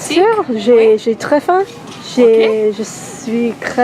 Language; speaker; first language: French; non-native, learner; English